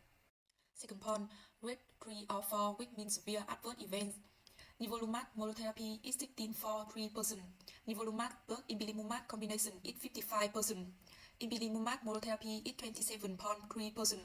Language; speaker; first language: English; non-native, learner; Vietnamese